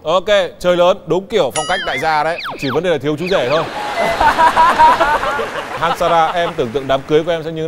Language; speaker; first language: Vietnamese; native; Vietnamese